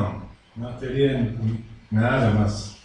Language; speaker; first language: Portuguese; non-native, fluent; English